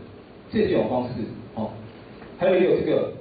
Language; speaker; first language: Chinese; native; Chinese